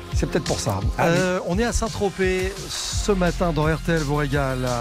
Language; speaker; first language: French; native; French